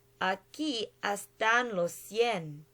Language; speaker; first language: Spanish; non-native, learner; English